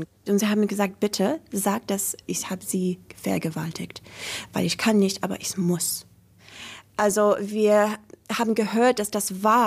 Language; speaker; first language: German; non-native, learner; English